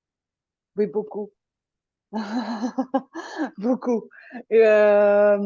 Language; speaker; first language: French; non-native, fluent; Dutch